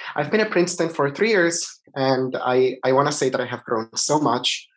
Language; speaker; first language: English; non-native, fluent; Italian